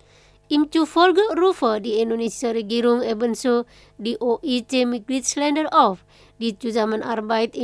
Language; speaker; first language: German; non-native, fluent; Indonesian